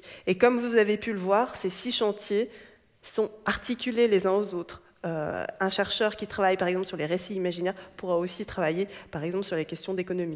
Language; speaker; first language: French; native; French